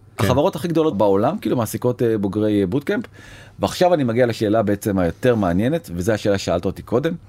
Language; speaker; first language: Hebrew; native; Hebrew